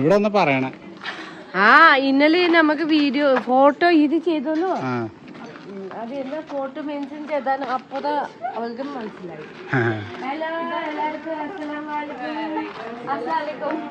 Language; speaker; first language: Malayalam; non-native, learner; Nepali